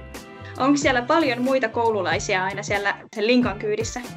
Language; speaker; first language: Finnish; native; Finnish